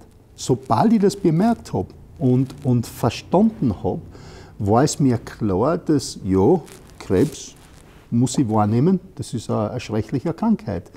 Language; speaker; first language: German; non-native, fluent; English